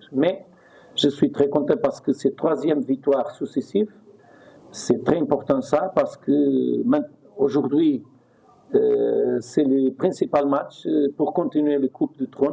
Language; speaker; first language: French; non-native, fluent; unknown